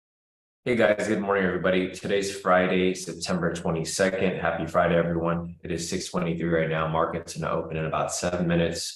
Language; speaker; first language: English; native; English